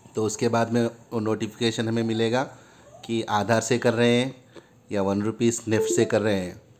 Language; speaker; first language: Hindi; non-native, local second language; Urdu